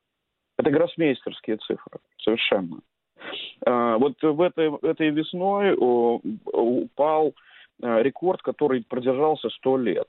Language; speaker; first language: Russian; native; Russian